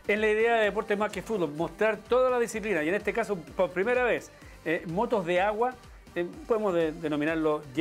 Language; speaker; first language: Spanish; native; Spanish